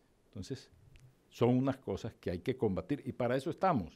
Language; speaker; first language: Spanish; native; Spanish